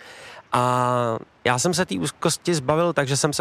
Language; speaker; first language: Czech; native; Czech